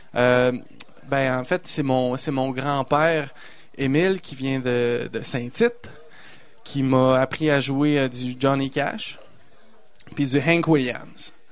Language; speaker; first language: French; native; French